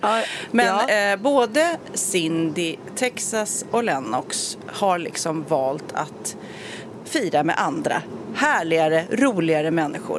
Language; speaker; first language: Swedish; native; Swedish